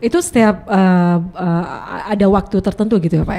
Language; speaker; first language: Indonesian; native; Indonesian